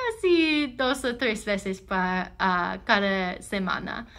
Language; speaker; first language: Spanish; non-native, learner; English